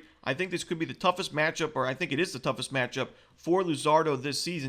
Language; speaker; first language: English; native; English